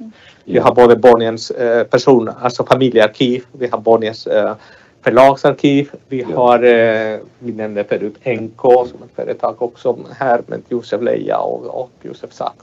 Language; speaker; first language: Swedish; non-native, fluent; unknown